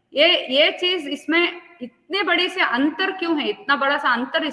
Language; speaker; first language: Hindi; non-native, local second language; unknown